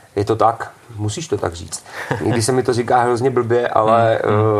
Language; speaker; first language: Czech; native; Czech